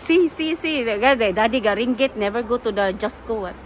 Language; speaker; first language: English; non-native, learner; Filipino